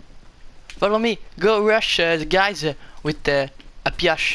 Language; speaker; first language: English; non-native, learner; French